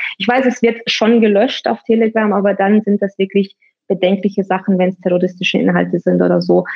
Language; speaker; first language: German; early bilingual, other home language; Romanian